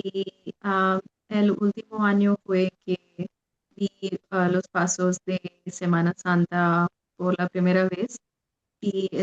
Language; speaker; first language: Spanish; non-native, fluent; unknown